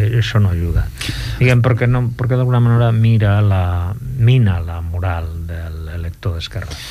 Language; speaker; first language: Catalan; non-native, local second language; Spanish